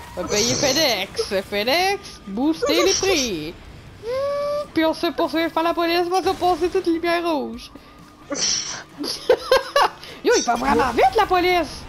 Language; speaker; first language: French; native; French